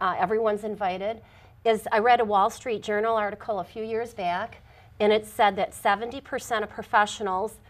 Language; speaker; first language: English; native; English